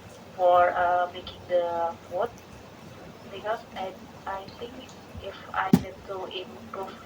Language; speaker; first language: English; non-native, learner; Indonesian